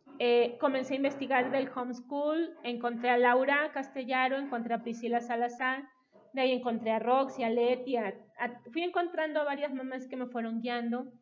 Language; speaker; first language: Spanish; native; Spanish